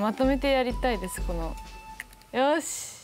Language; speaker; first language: Japanese; native; Japanese